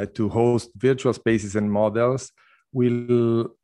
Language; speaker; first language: English; non-native, fluent; Italian